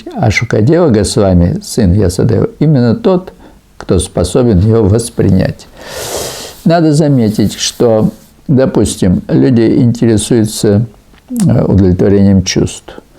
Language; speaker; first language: Russian; native; Russian